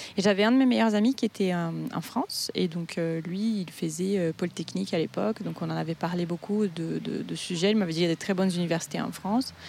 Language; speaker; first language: French; non-native, fluent; Portuguese